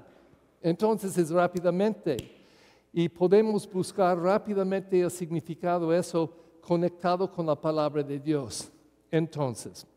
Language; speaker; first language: Spanish; non-native, fluent; English